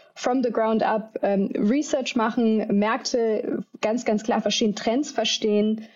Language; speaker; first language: German; native; German